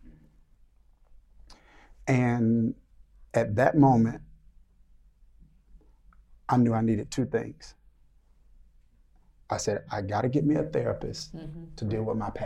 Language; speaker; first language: English; native; English